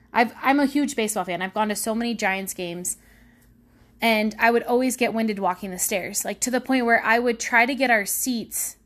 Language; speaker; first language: English; native; English